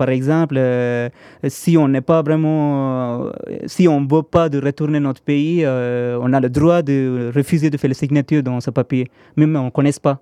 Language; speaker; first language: French; non-native, fluent; Tamil